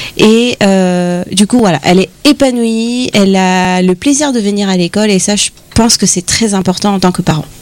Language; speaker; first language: French; native; French